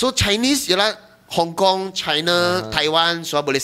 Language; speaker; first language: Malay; non-native, local second language; Chinese